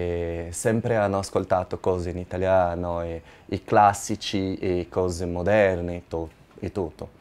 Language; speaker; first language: Italian; non-native, learner; Portuguese